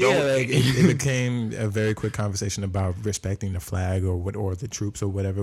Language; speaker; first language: English; native; English